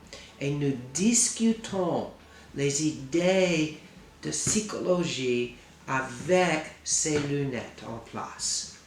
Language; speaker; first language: French; non-native, fluent; English